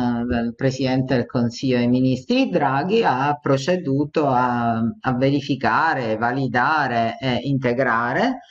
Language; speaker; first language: Italian; native; Italian